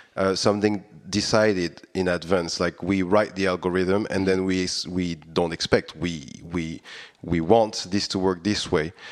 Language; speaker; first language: English; non-native, fluent; French